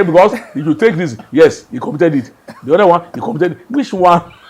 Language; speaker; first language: English; non-native, local second language; Yoruba